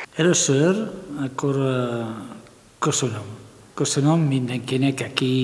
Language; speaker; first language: Hungarian; non-native, learner; Spanish